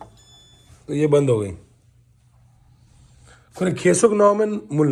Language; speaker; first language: Korean; non-native, learner; Hindi